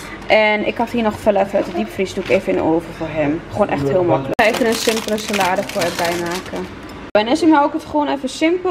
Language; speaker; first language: Dutch; native; Dutch